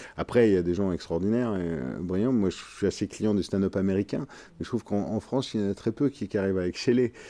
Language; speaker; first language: French; native; French